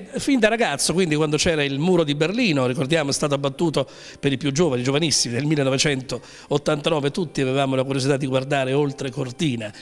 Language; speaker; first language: Italian; native; Italian